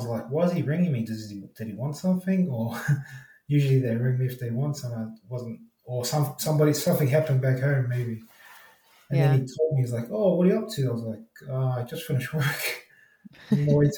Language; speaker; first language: English; native; English